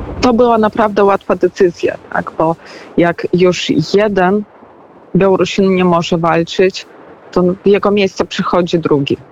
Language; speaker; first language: Polish; non-native, fluent; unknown